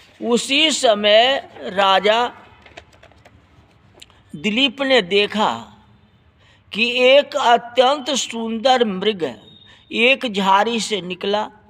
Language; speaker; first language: Hindi; native; Hindi